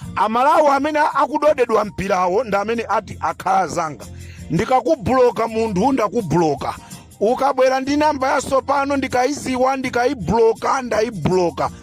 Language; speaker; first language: Nyanja; native; Nyanja